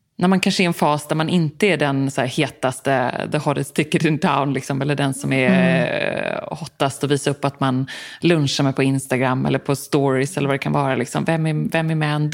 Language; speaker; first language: Swedish; native; Swedish